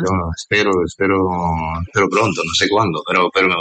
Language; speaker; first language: Spanish; non-native, fluent; Italian